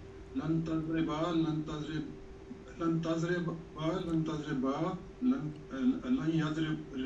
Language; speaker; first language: Arabic; non-native, learner; Urdu